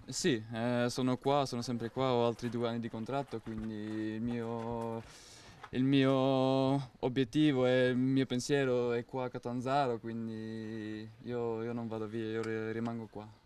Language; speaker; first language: Italian; non-native, fluent; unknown